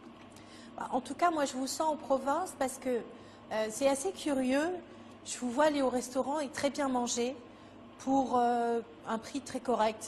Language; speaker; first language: French; native; French